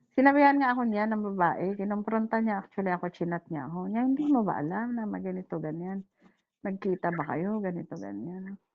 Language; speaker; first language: Filipino; non-native, local second language; Hiligaynon